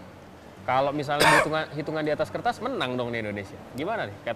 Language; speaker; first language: Indonesian; native; Indonesian